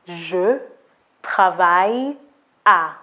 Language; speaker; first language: French; non-native, fluent; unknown